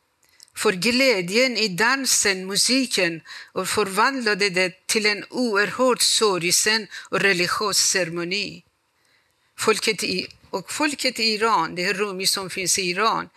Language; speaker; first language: Swedish; non-native, fluent; Persian